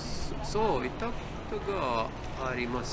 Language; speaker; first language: Japanese; non-native, learner; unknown